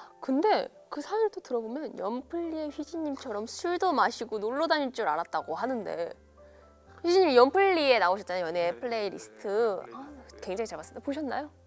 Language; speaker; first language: Korean; native; Korean